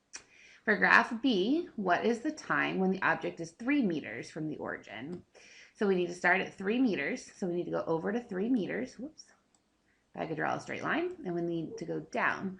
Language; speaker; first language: English; native; English